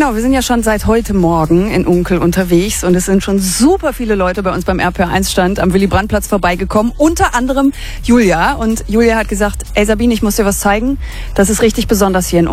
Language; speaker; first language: German; native; German